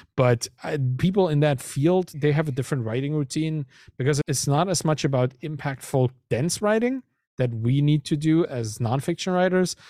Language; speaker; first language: English; non-native, fluent; German